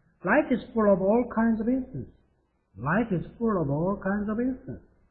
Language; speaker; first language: English; non-native, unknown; Korean